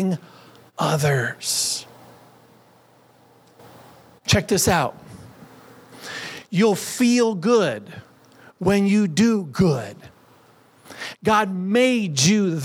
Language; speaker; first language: English; native; English